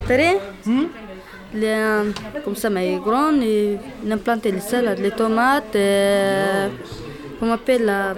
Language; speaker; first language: French; non-native, learner; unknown